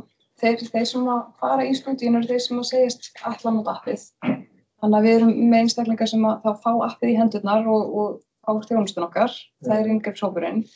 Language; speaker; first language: Icelandic; native; Icelandic